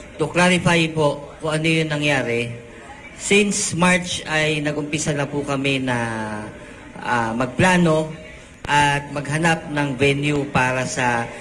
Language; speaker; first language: Filipino; native; Filipino